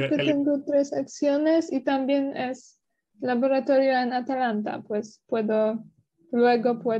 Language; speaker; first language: Spanish; non-native, learner; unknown